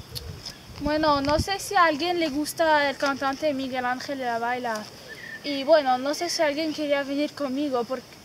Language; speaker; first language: Spanish; non-native, learner; French